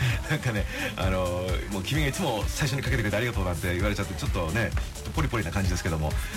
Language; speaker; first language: Japanese; native; Japanese